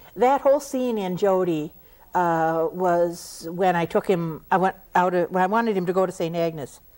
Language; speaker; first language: English; native; English